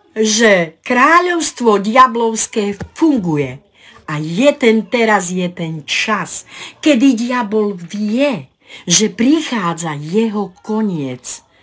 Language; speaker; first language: Slovak; non-native, local second language; Romany